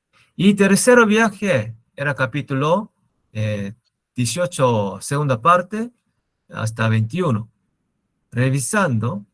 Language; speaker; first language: Spanish; non-native, learner; Korean